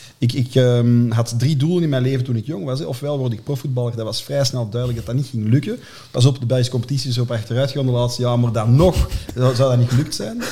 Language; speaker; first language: Dutch; native; Dutch